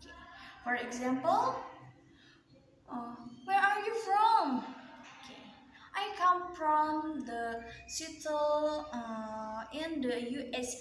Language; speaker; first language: English; non-native, learner; Indonesian